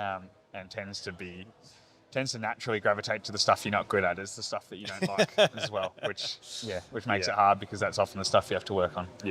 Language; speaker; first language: English; native; English